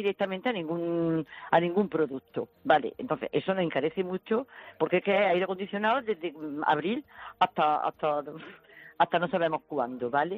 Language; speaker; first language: Spanish; native; Spanish